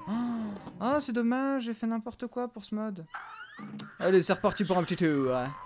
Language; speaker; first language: French; native; French